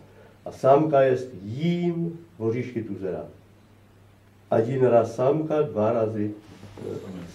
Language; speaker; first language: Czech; non-native, learner; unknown